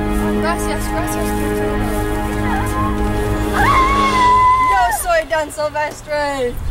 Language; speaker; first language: Spanish; non-native, learner; English